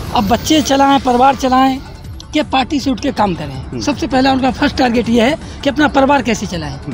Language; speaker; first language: Hindi; native; Hindi